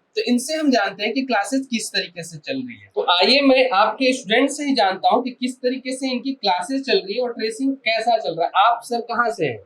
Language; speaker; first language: Hindi; native; Hindi